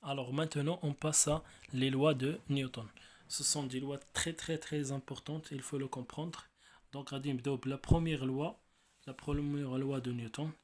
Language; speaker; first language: French; non-native, local second language; Arabic